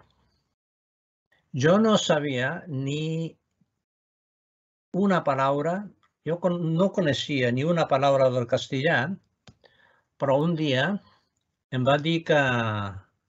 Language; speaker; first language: Catalan; non-native, fluent; Japanese